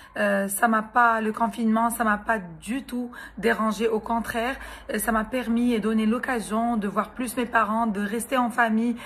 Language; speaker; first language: French; non-native, local second language; Arabic